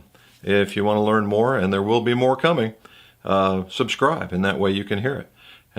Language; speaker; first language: English; native; English